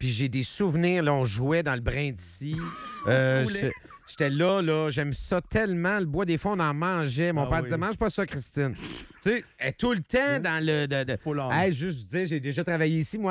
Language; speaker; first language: French; native; French